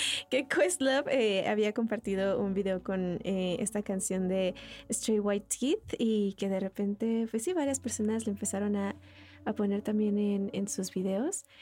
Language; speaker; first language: Spanish; native; Spanish